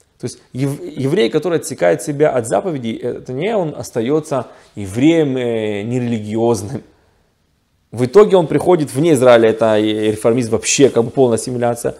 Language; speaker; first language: Russian; early bilingual, heritage; Russian